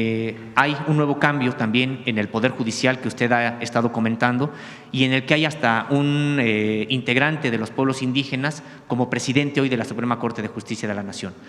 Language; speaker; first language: Spanish; native; Spanish